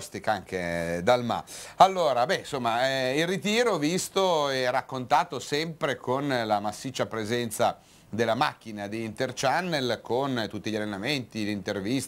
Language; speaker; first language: Italian; native; Italian